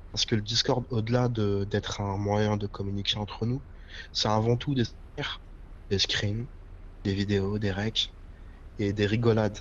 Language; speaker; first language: French; native; French